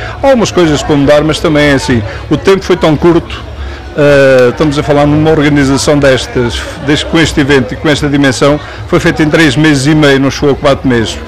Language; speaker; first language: Portuguese; native; Portuguese